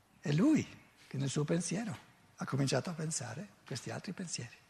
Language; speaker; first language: Italian; native; Italian